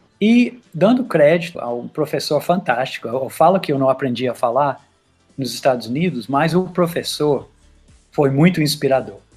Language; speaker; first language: Portuguese; non-native, fluent; English